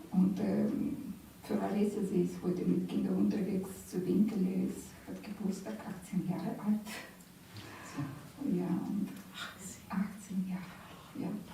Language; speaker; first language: German; non-native, learner; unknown